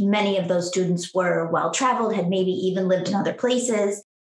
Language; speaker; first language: English; native; English